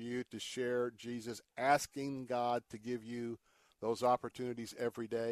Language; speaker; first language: English; native; English